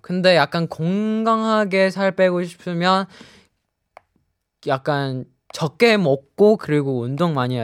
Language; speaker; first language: Korean; non-native, fluent; Chinese